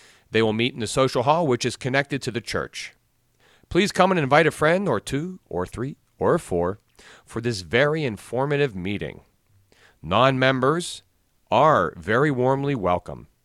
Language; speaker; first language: English; native; English